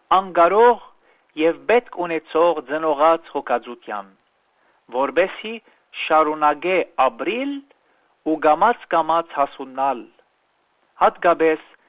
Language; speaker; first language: Armenian; early bilingual, heritage; Armenian